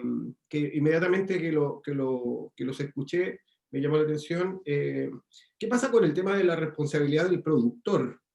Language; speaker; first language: Spanish; native; Spanish